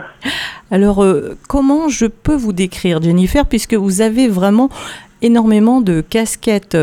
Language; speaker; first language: French; native; French